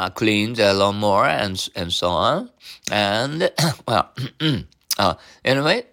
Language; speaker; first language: English; non-native, learner; Japanese